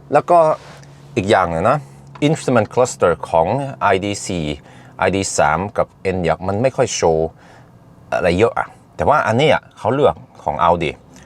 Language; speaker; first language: Thai; early bilingual, heritage; Thai